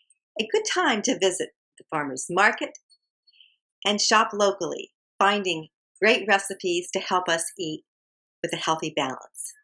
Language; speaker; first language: English; native; English